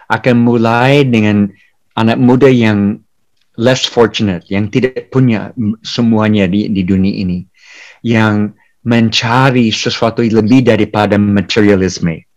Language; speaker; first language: Indonesian; non-native, fluent; English